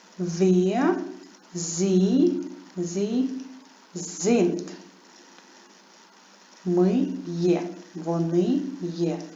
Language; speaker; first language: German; non-native, fluent; Ukrainian